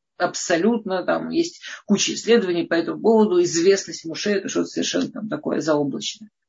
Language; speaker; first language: Russian; early bilingual, heritage; Russian